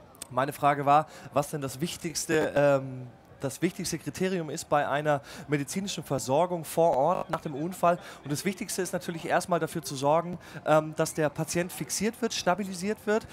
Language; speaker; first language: German; native; German